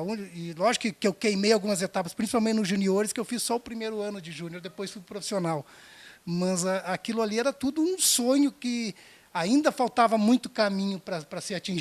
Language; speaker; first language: Portuguese; native; Portuguese